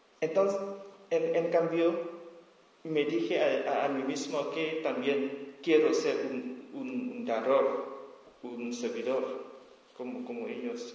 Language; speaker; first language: Spanish; non-native, learner; S'gaw Karen